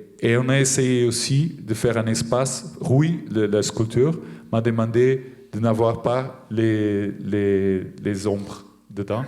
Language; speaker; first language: French; non-native, fluent; Portuguese